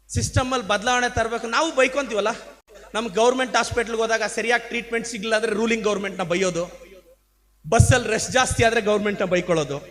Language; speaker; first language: Kannada; native; Kannada